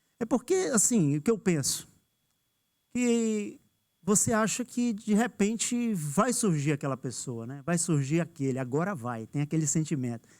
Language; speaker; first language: Portuguese; native; Portuguese